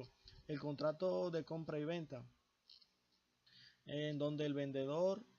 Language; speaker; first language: Spanish; native; Spanish